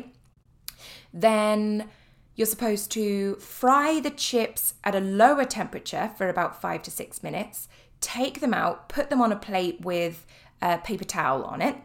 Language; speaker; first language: English; native; English